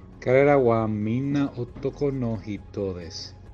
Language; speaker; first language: Japanese; non-native, learner; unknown